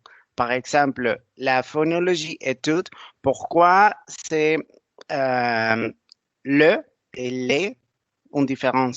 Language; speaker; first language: French; non-native, learner; Spanish